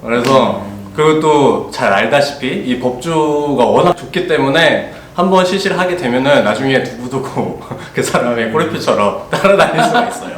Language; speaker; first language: Korean; native; Korean